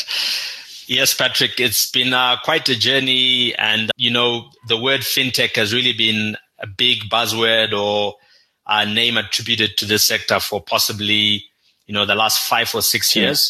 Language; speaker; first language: English; non-native, local second language; Shona